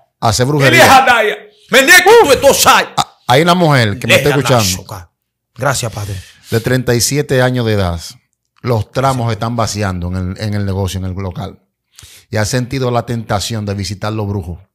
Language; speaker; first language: Spanish; native; Spanish